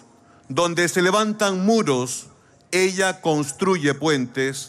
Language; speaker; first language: Spanish; native; Spanish